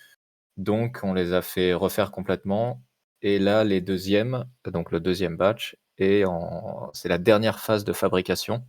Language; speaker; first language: French; native; French